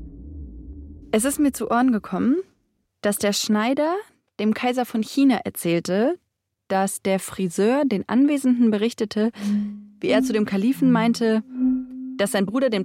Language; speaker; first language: German; native; German